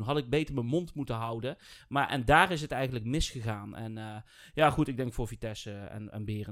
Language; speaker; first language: Dutch; native; Dutch